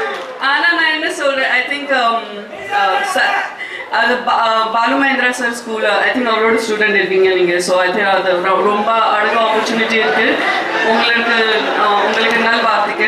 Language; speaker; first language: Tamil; non-native, learner; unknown